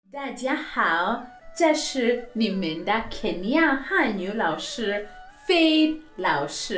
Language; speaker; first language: Chinese; non-native, fluent; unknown